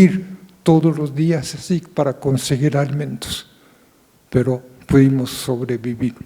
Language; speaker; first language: Spanish; non-native, fluent; Japanese